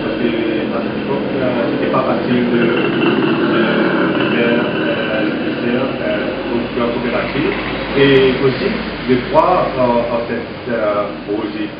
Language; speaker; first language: French; non-native, local second language; Morisyen